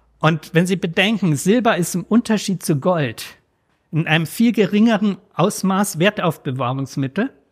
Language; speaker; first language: German; native; German